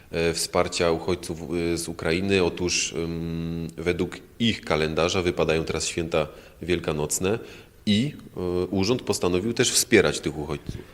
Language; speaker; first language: Polish; native; Polish